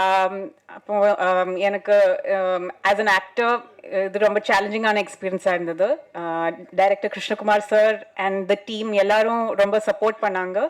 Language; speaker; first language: Tamil; non-native, fluent; Malayalam